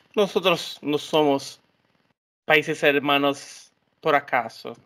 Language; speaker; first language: Spanish; non-native, learner; Portuguese